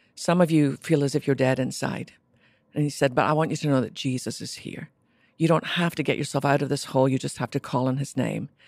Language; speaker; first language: English; native; English